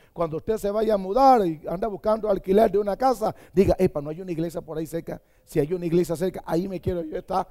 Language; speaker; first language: Spanish; native; Spanish